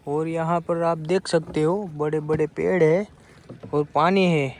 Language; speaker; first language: Hindi; non-native, local second language; Gujarati